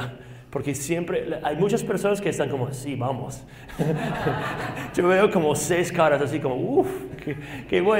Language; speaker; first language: Spanish; non-native, fluent; English